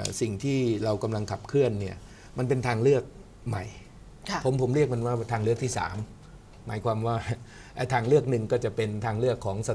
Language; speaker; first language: Thai; native; Thai